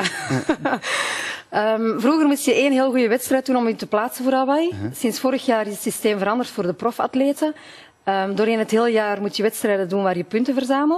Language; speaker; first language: Dutch; native; Dutch